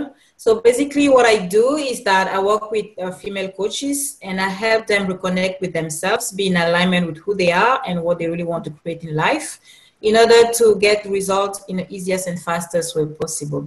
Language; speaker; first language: English; non-native, local second language; French